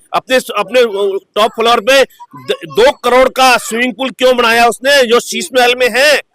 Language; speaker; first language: Hindi; native; Hindi